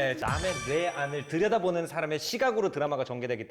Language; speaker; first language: Korean; native; Korean